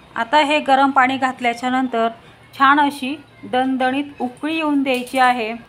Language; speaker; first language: Marathi; native; Marathi